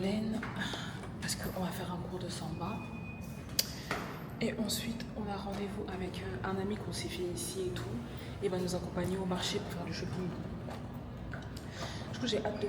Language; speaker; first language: French; native; French